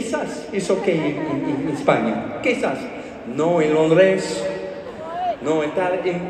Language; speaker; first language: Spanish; non-native, learner; English